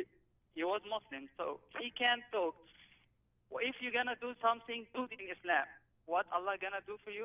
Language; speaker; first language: English; non-native, learner; Arabic